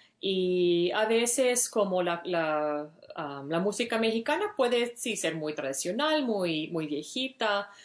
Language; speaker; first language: Spanish; non-native, fluent; English